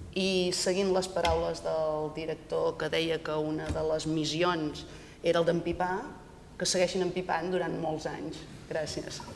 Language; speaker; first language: Catalan; native; Catalan